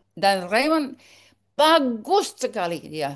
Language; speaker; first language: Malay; non-native, learner; English